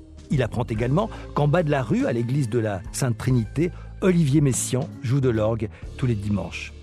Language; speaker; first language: French; native; French